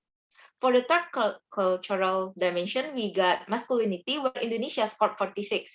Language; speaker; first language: English; non-native, fluent; Indonesian